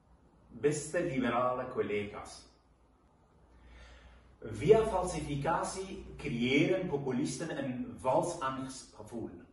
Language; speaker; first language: Dutch; non-native, fluent; Kurdish